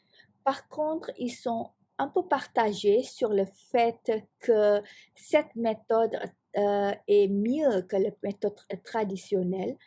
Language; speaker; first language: French; non-native, fluent; Malay